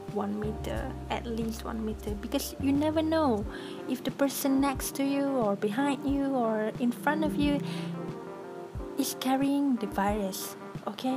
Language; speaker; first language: English; non-native, local second language; Malay